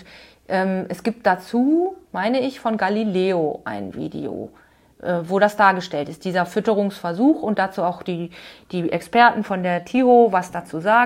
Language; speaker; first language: German; native; German